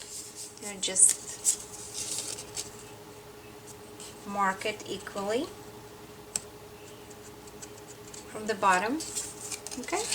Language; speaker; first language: English; non-native, fluent; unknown